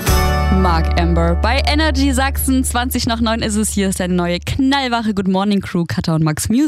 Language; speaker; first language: German; native; German